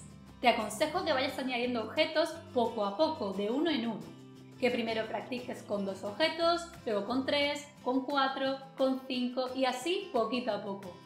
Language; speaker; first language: Spanish; native; Spanish